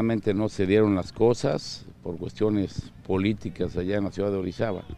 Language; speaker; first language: Spanish; native; Spanish